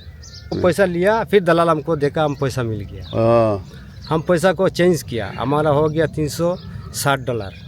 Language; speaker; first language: Hindi; non-native, learner; Bangla